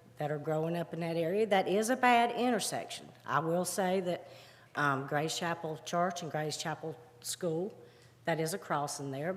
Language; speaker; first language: English; native; English